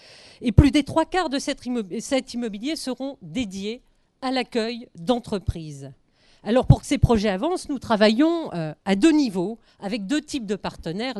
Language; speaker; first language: French; native; French